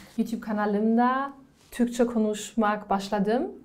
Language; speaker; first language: Turkish; non-native, learner; German